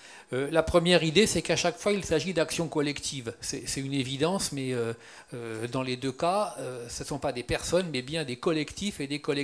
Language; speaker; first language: French; native; French